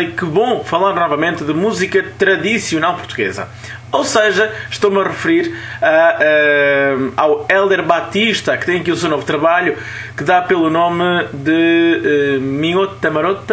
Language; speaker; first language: Portuguese; native; Portuguese